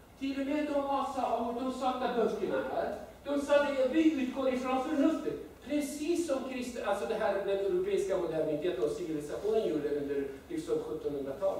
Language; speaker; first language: Swedish; non-native, fluent; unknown